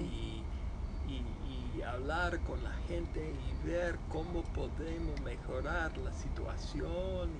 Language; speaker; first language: Spanish; non-native, fluent; English